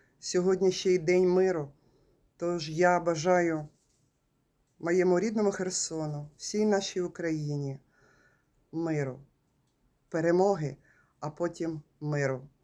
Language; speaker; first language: Ukrainian; native; Ukrainian